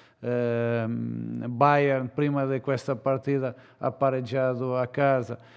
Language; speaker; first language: Italian; non-native, learner; Portuguese